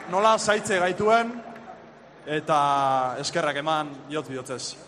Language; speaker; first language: Basque; native; Basque